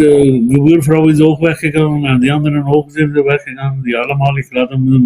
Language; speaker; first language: Dutch; non-native, fluent; Punjabi